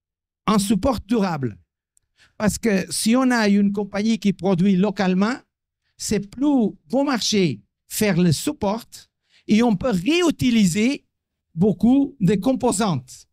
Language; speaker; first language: French; non-native, fluent; Portuguese